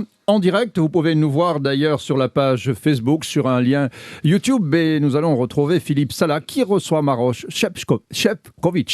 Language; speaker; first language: French; native; French